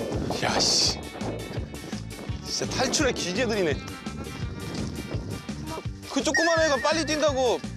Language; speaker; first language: Korean; native; Korean